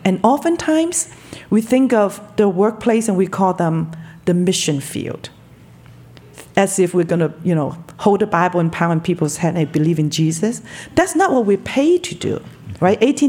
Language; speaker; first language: English; non-native, local second language; Cantonese